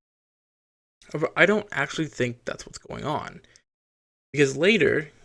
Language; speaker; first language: English; native; English